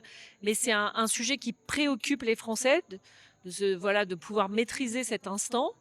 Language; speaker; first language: French; native; French